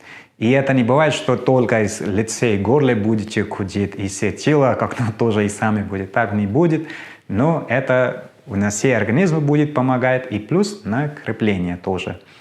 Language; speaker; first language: Russian; non-native, learner; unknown